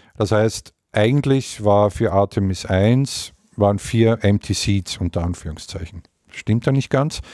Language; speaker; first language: German; native; German